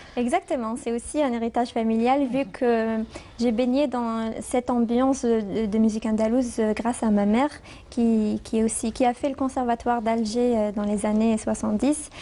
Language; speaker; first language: French; non-native, local second language; Arabic